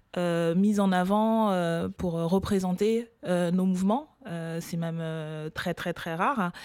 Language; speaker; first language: French; early bilingual, other home language; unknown